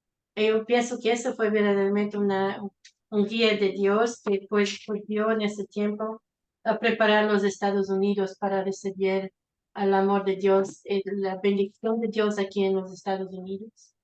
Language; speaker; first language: Spanish; non-native, fluent; Portuguese